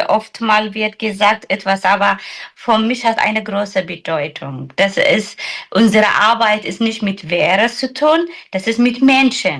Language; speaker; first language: German; non-native, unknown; Tigrinya